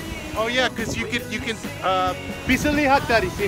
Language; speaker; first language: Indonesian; non-native, learner; English